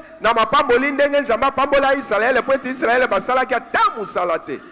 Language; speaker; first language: Lingala; native; Lingala